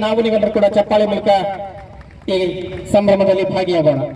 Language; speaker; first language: Kannada; native; Kannada